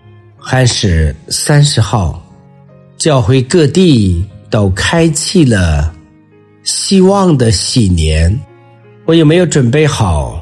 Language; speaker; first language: Chinese; native; Chinese